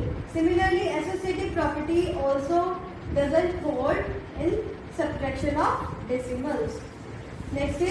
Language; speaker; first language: English; non-native, local second language; Hindi